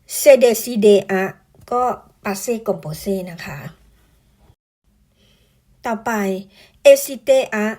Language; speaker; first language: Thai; native; Thai